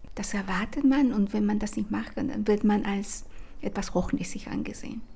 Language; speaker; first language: German; non-native, fluent; Spanish